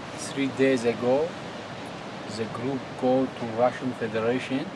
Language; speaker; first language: English; non-native, learner; Tajik